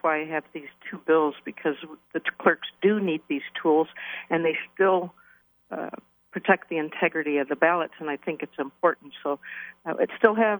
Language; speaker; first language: English; native; English